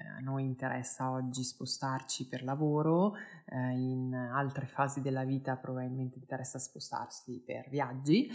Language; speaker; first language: Italian; native; Italian